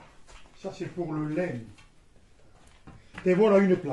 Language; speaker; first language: French; native; French